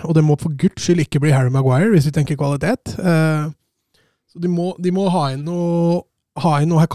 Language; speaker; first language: Norwegian; native; Norwegian